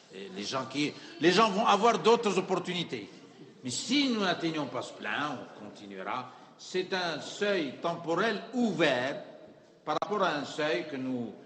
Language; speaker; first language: French; non-native, local second language; Arabic